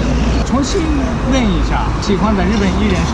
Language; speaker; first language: Chinese; non-native, fluent; Japanese